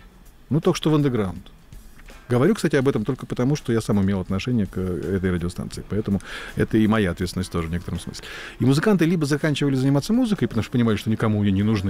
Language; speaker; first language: Russian; native; Russian